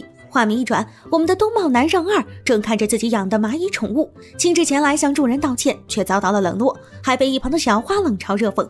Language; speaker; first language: Chinese; native; Chinese